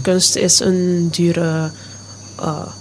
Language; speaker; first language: Dutch; non-native, local second language; Papiamento